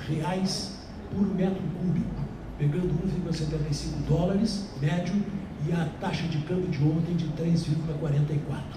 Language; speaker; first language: Portuguese; native; Portuguese